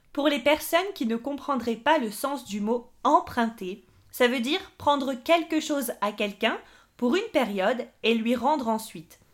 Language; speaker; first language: French; native; French